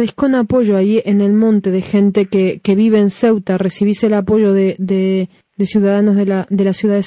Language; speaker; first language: Spanish; native; Spanish